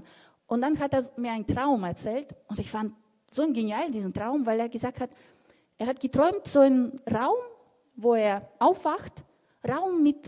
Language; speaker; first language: German; non-native, fluent; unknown